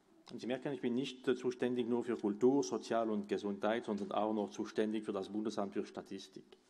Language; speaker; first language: German; non-native, local second language; French